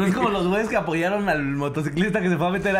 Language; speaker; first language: Spanish; native; Spanish